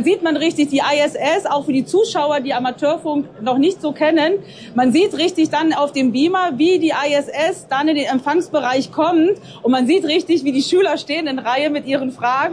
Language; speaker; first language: German; native; German